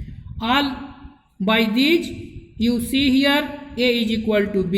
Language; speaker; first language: English; non-native, local second language; Hindi